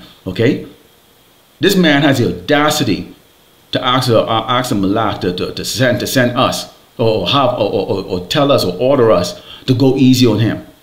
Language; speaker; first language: English; native; English